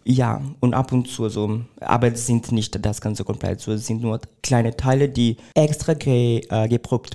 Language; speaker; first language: German; non-native, fluent; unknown